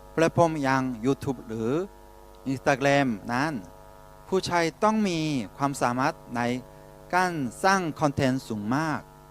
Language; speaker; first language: Thai; non-native, fluent; Korean